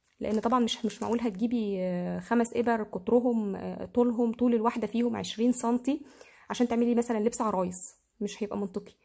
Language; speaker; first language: Arabic; native; Arabic